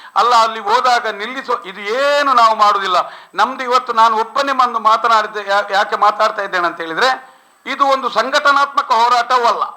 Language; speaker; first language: Kannada; non-native, local second language; Tulu